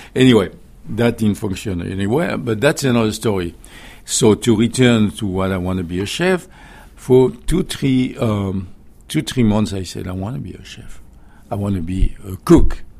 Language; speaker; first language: English; non-native, learner; French